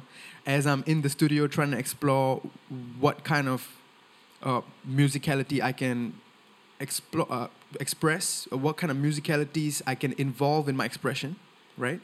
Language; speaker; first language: English; non-native, local second language; Tamil